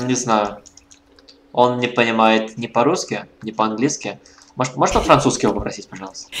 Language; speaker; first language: Russian; native; Russian